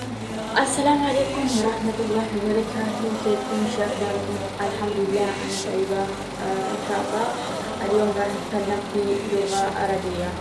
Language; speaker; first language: Arabic; non-native, learner; Oromo